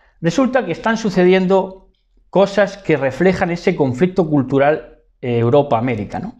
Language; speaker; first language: Spanish; native; Spanish